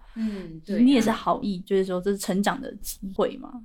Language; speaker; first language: Chinese; native; Chinese